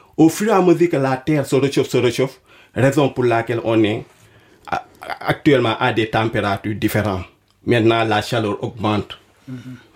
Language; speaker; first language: French; non-native, local second language; Wolof